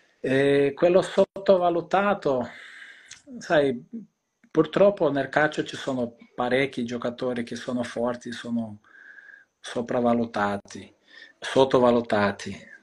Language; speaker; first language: Italian; non-native, fluent; Portuguese